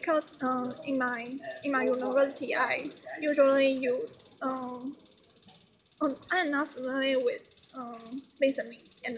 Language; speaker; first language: English; non-native, learner; Chinese